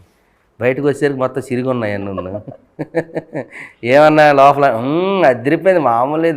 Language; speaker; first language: Telugu; native; Telugu